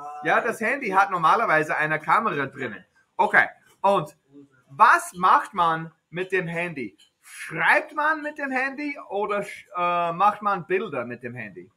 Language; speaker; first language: German; non-native, fluent; English